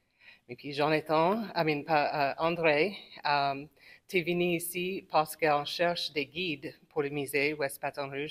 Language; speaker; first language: French; non-native, local second language; English